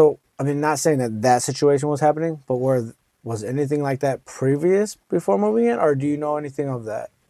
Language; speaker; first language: English; native; English